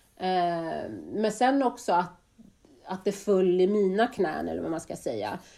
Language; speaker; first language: Swedish; native; Swedish